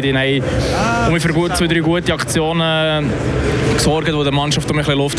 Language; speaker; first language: German; native; German